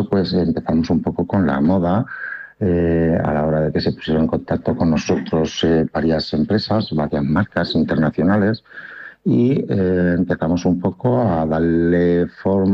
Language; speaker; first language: Spanish; native; Spanish